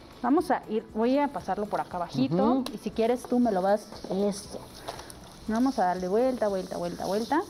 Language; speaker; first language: Spanish; native; Spanish